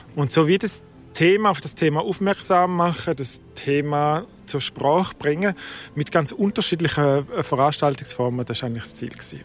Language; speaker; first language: German; native; German